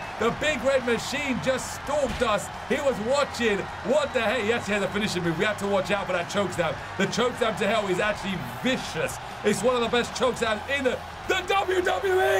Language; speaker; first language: English; native; English